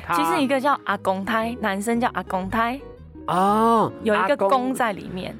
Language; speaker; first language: Chinese; non-native, local second language; Hakka Chinese